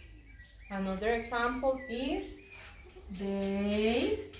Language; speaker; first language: English; non-native, fluent; Spanish